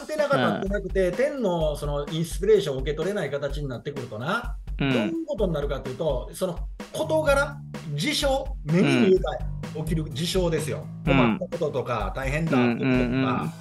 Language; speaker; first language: Japanese; native; Japanese